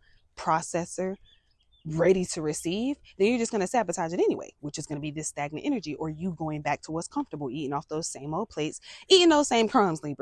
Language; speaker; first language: English; native; English